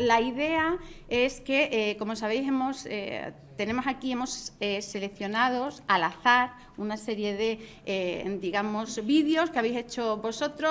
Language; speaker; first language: Spanish; native; Spanish